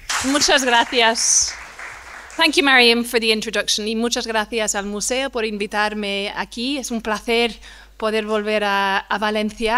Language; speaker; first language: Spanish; non-native, fluent; English